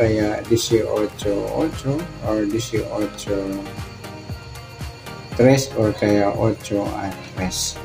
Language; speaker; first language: Filipino; native; Filipino